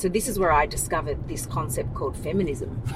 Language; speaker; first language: English; native; English